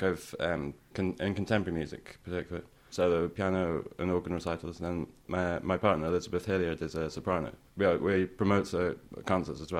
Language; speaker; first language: English; native; English